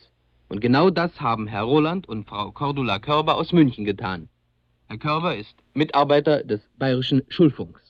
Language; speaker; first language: German; native; German